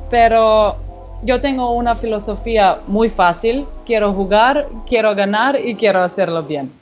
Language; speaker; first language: Spanish; non-native, learner; Slovenian